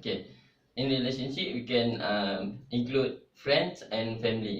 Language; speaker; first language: English; non-native, local second language; Malay